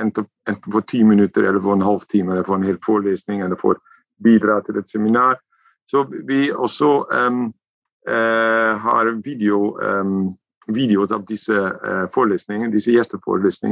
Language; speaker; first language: Norwegian; non-native, fluent; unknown